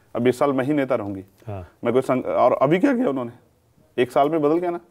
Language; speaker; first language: Hindi; native; Hindi